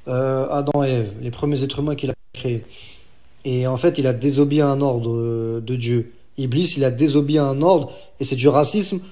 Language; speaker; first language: French; native; French